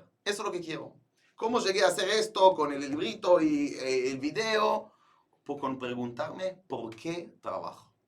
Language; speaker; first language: Spanish; non-native, fluent; Hebrew